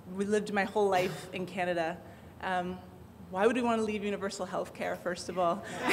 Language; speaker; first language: English; native; English